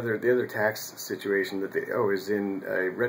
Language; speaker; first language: English; native; English